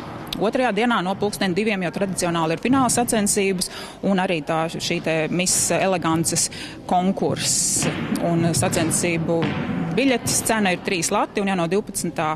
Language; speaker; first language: Latvian; native; Latvian